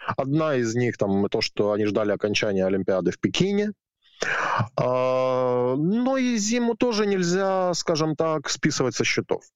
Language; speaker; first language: Russian; native; Russian